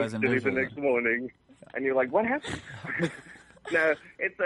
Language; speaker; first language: English; native; English